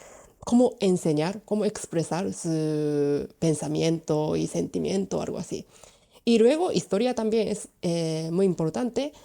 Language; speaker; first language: Spanish; non-native, learner; Japanese